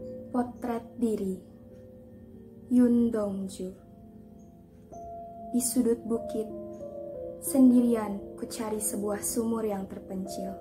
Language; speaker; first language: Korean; non-native, learner; Indonesian